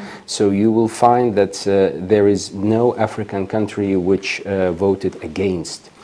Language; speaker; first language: English; non-native, fluent; Ukrainian